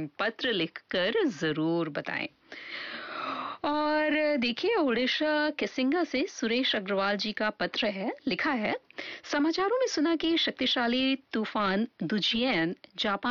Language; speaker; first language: Hindi; native; Hindi